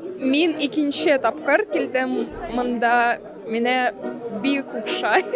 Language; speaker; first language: Tatar; non-native, local second language; Russian